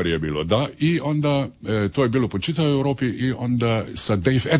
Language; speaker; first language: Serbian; early bilingual, heritage; Serbian